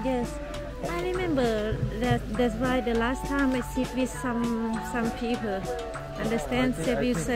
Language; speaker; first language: English; non-native, learner; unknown